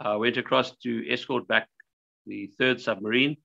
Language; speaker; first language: English; native; English